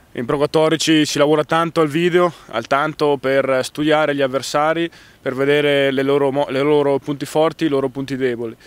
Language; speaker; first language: Italian; native; Italian